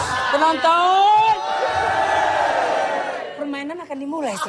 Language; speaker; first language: Indonesian; native; Indonesian